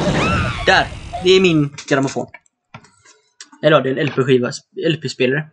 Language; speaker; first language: Swedish; native; Swedish